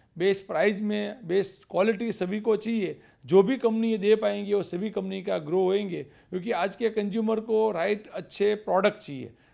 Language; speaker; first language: Hindi; non-native, local second language; Gujarati